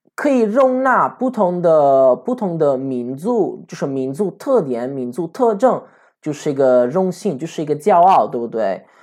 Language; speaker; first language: Chinese; non-native, fluent; Italian